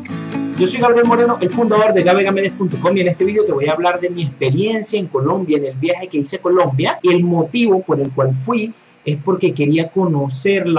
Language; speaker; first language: Spanish; native; Spanish